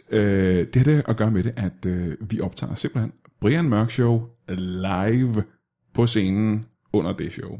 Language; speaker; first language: Danish; native; Danish